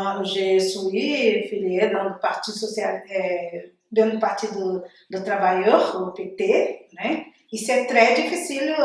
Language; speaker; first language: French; non-native, learner; Portuguese